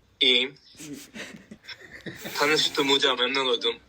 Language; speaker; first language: Turkish; non-native, learner; Korean